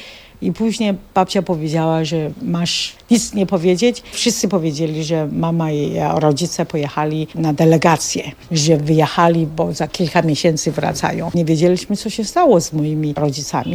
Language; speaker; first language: Polish; non-native, fluent; Chinese